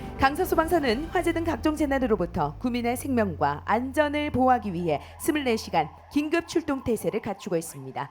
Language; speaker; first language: Korean; native; Korean